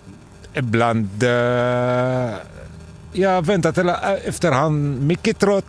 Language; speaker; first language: Swedish; non-native, learner; Arabic